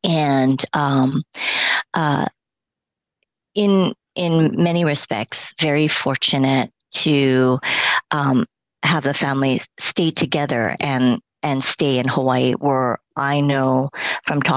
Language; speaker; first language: English; early bilingual, other home language; Cantonese